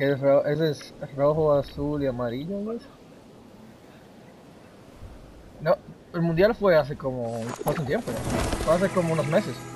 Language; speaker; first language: Spanish; early bilingual, heritage; Spanish